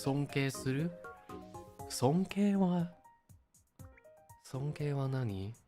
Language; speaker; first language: Japanese; non-native, learner; English